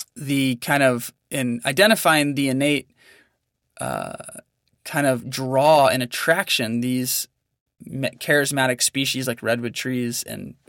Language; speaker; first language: English; native; English